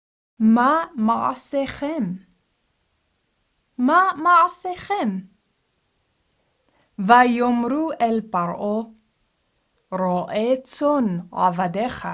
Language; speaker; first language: Hebrew; non-native, fluent; English